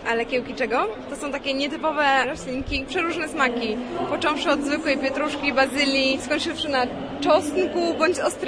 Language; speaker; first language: Polish; native; Polish